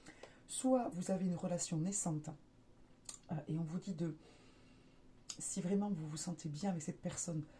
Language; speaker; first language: French; native; French